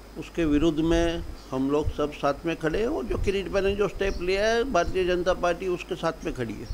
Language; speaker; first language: Hindi; non-native, local second language; Gujarati